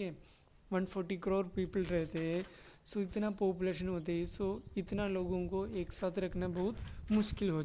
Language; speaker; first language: Hindi; non-native, local second language; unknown